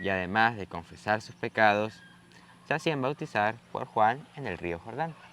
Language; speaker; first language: Spanish; native; Spanish